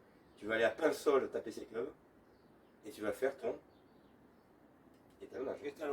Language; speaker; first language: French; native; French